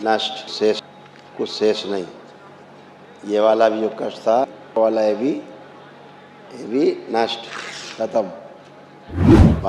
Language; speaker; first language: Hindi; native; Hindi